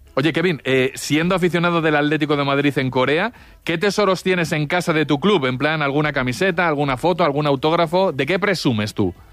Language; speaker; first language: Spanish; native; Spanish